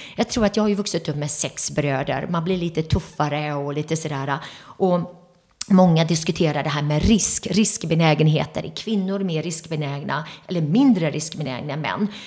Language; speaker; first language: Swedish; early bilingual, other home language; Turoyo